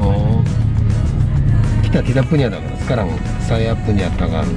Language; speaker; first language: Indonesian; non-native, learner; Japanese